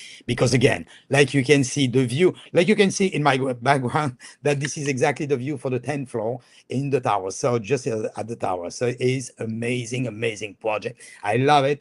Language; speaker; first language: English; non-native, fluent; French